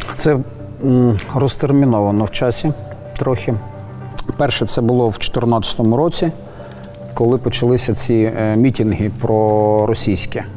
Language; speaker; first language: Ukrainian; non-native, local second language; Russian